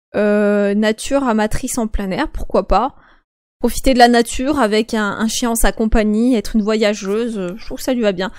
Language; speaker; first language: French; native; French